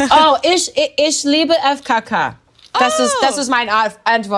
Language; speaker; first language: German; non-native, learner; English